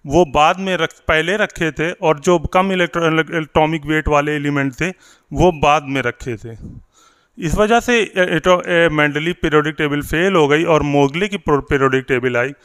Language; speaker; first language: Hindi; native; Hindi